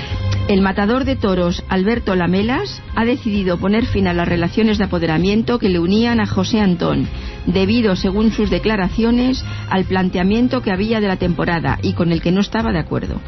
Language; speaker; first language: Spanish; native; Spanish